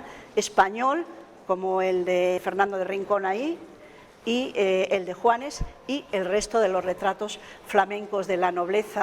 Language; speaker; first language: Spanish; native; Spanish